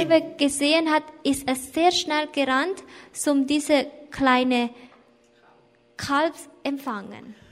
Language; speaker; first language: German; non-native, learner; Thai